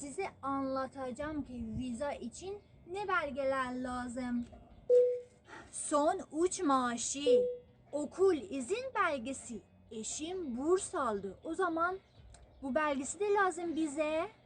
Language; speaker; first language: Turkish; non-native, fluent; Persian